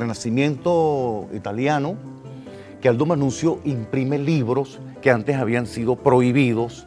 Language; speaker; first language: Spanish; native; Spanish